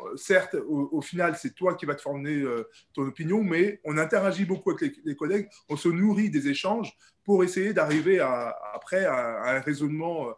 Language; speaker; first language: French; native; French